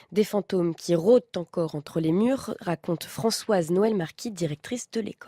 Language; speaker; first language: French; native; French